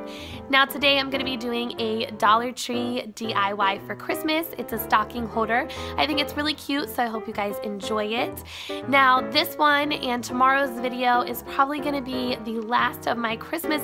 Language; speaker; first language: English; native; English